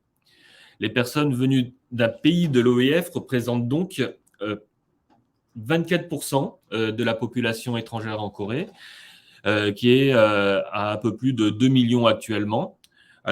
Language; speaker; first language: French; native; French